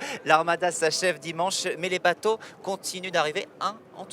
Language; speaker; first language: French; native; French